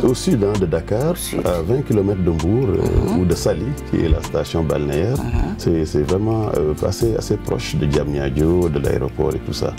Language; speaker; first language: French; non-native, local second language; Wolof